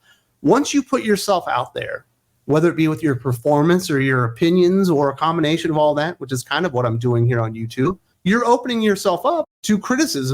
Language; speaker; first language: English; native; English